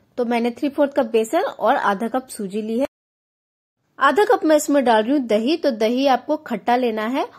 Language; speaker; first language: Hindi; native; Hindi